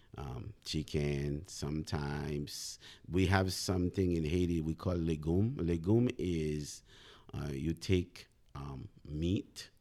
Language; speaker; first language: English; non-native, fluent; Haitian Creole